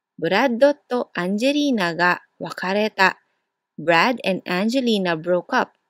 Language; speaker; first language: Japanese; non-native, fluent; Burmese